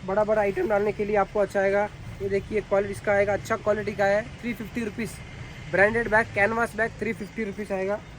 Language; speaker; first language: Hindi; non-native, local second language; Kannada